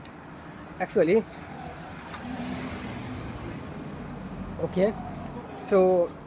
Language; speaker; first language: English; non-native, learner; Bangla